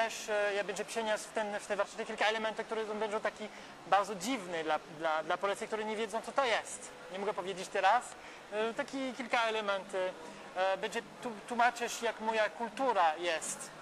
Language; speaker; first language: Polish; non-native, learner; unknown